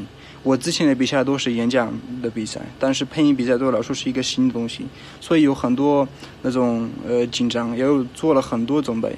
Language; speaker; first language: Chinese; non-native, fluent; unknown